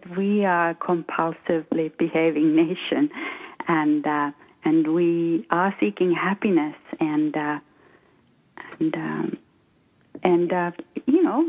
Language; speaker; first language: English; non-native, fluent; Finnish